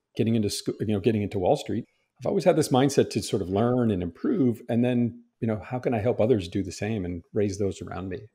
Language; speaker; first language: English; native; English